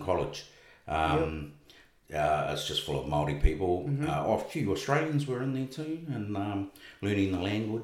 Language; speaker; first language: English; native; English